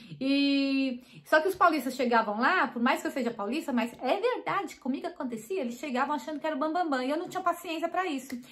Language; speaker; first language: Portuguese; native; Portuguese